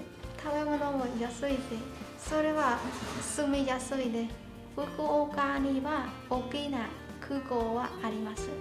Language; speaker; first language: Japanese; non-native, learner; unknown